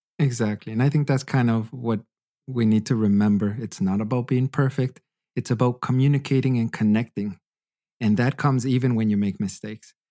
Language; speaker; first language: English; native; English